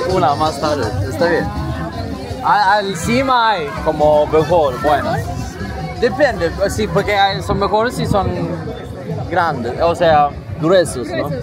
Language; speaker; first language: Spanish; non-native, fluent; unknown